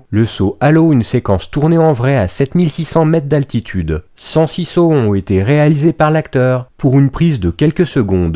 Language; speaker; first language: French; native; French